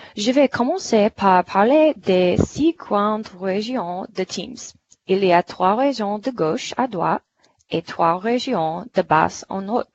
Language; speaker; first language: French; non-native, fluent; English